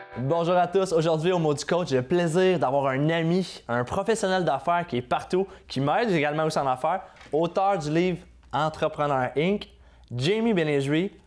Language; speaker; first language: French; native; French